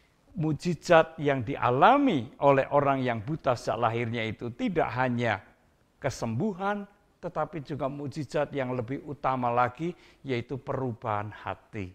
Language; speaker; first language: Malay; non-native, local second language; Indonesian